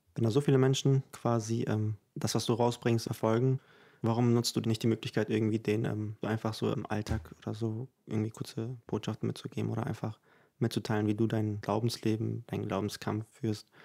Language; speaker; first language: German; early bilingual, other home language; Ukrainian